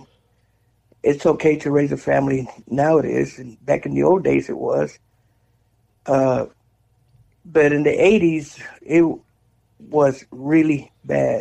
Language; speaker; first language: English; native; English